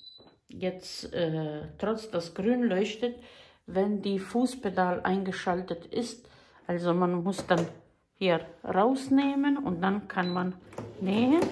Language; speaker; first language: German; non-native, fluent; Bosnian